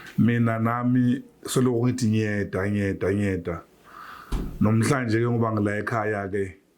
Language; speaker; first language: Zulu; non-native, local second language; Venda